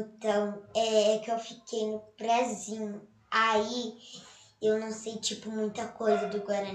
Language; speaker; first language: Portuguese; early bilingual, heritage; Portuguese